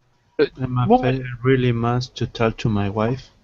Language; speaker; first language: English; non-native, learner; Spanish